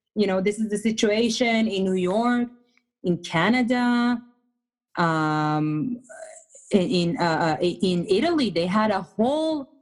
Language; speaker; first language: English; non-native, fluent; Hebrew